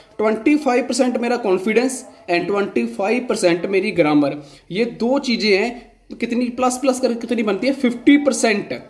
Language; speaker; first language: Hindi; non-native, local second language; Punjabi